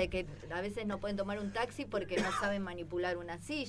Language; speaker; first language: Spanish; native; Spanish